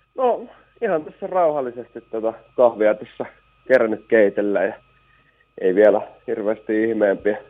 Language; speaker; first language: Finnish; native; Finnish